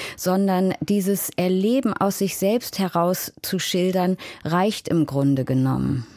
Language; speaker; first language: German; native; German